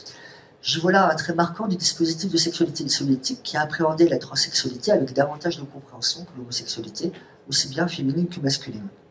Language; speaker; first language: French; native; French